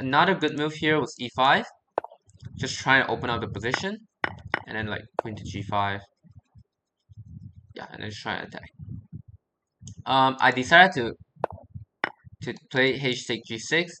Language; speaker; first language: English; non-native, fluent; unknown